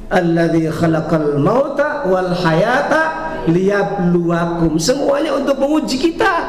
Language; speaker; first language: Indonesian; native; Indonesian